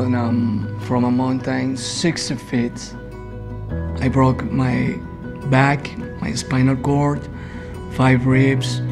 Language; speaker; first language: English; non-native, learner; Spanish